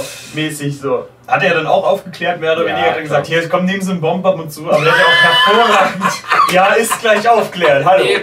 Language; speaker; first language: German; native; German